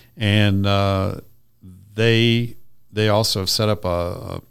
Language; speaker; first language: English; native; English